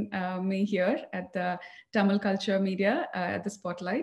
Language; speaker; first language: English; non-native, local second language; Tamil